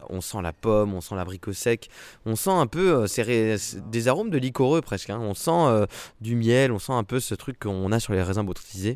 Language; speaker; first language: French; native; French